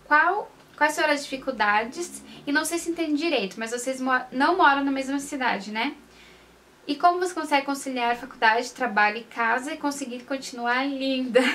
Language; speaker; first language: Portuguese; native; Portuguese